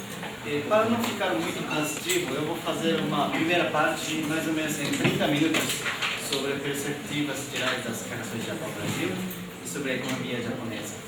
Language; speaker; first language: Portuguese; non-native, fluent; Japanese